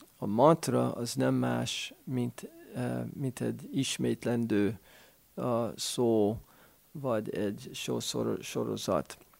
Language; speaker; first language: Hungarian; non-native, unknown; English